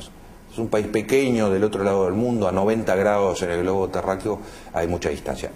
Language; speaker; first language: Spanish; native; Spanish